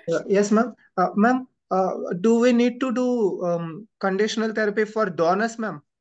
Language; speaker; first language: English; non-native, local second language; Telugu